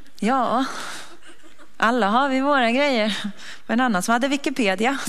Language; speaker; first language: Swedish; early bilingual, other home language; Persian